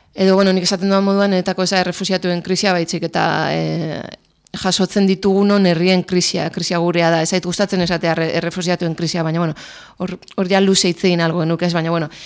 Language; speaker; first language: Basque; non-native, local second language; Spanish